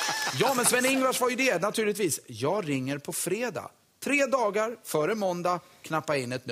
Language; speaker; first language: Swedish; native; Swedish